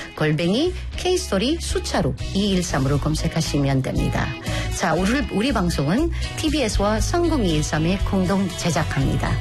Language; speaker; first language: Korean; non-native, fluent; Filipino